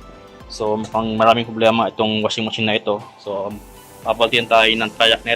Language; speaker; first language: Filipino; native; Filipino